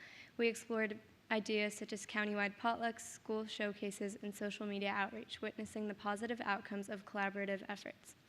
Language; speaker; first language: English; native; English